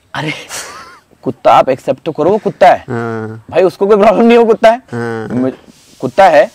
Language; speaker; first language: Hindi; native; Hindi